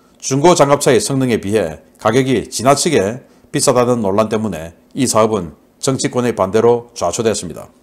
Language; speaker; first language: Korean; native; Korean